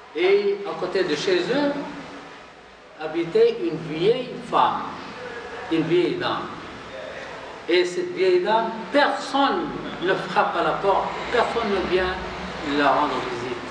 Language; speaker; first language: French; non-native, local second language; Arabic